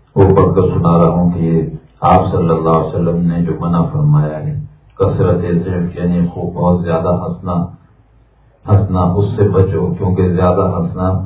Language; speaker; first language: Urdu; native; Urdu